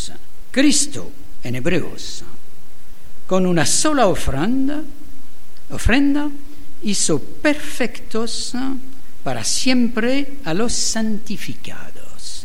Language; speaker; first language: Spanish; non-native, learner; German